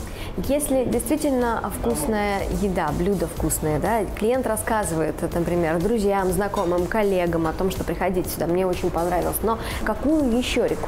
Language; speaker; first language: Russian; native; Russian